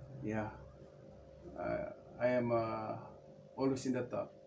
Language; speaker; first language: English; non-native, local second language; Cebuano